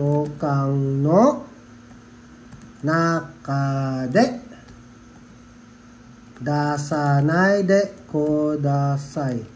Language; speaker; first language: Japanese; non-native, fluent; Filipino